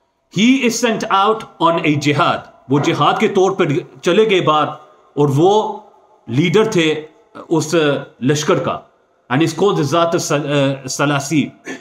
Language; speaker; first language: English; native; English